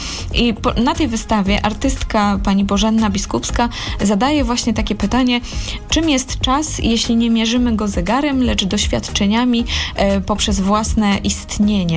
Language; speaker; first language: Polish; native; Polish